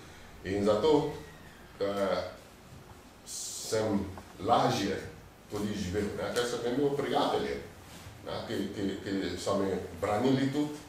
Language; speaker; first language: Slovenian; non-native, fluent; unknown